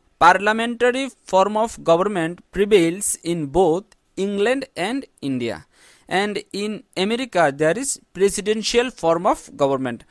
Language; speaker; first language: English; non-native, local second language; Bangla